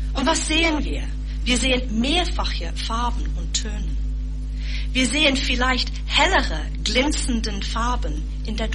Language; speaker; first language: German; non-native, fluent; English